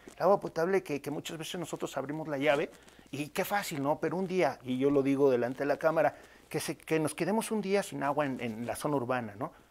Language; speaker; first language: Spanish; native; Spanish